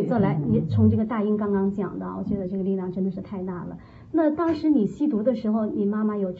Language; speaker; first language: Chinese; native; Chinese